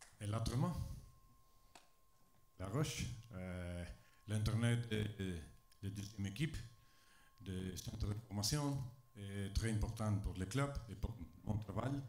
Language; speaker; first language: French; non-native, fluent; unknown